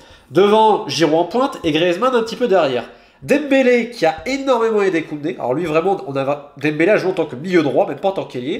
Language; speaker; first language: French; native; French